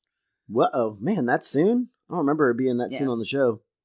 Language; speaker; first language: English; native; English